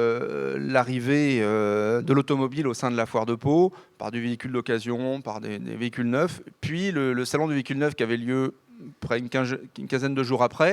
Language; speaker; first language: French; native; French